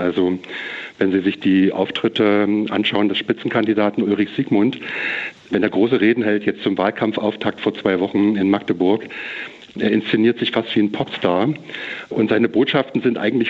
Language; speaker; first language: German; native; German